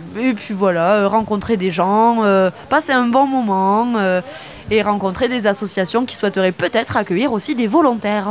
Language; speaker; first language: French; native; French